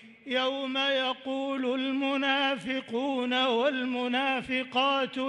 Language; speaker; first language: Arabic; native; Arabic